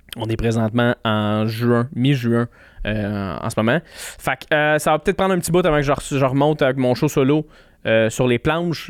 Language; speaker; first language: French; native; French